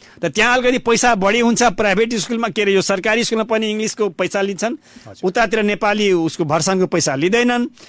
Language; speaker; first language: Nepali; non-native, local second language; Bhojpuri